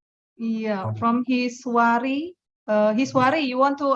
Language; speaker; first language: English; non-native, fluent; Indonesian